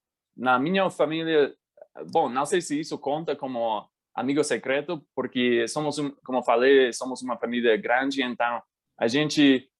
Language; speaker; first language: Portuguese; non-native, fluent; English